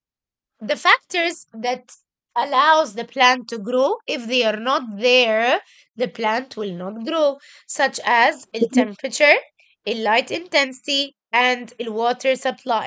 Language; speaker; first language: English; non-native, local second language; Arabic